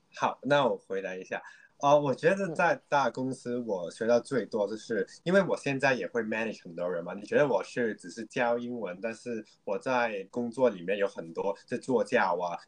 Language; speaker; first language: Chinese; non-native, local second language; Cantonese